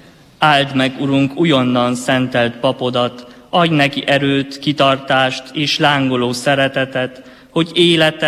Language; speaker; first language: Hungarian; native; Hungarian